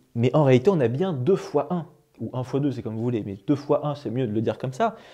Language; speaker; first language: French; native; French